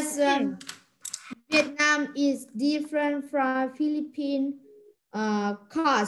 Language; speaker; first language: English; non-native, learner; Vietnamese